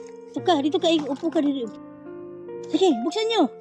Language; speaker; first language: Filipino; non-native, local second language; Cebuano